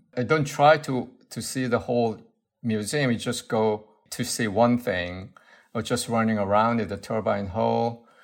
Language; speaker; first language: English; non-native, fluent; Korean